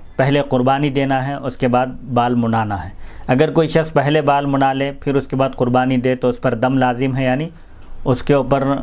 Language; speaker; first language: Urdu; native; Urdu